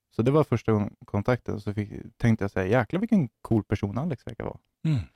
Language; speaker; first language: Swedish; native; Swedish